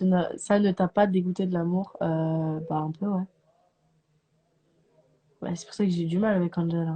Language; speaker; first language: French; native; French